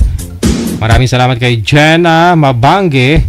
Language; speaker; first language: Filipino; native; Filipino